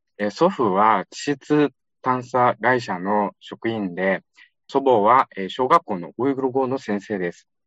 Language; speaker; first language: Japanese; non-native, fluent; Uyghur